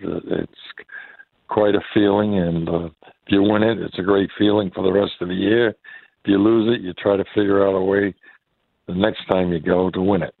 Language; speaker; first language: English; native; English